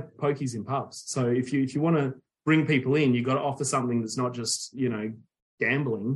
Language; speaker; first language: English; native; English